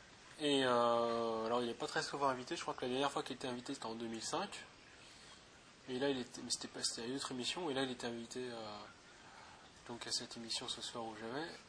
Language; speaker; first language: French; native; French